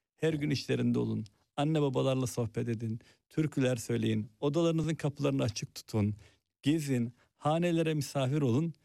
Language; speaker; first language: Turkish; native; Turkish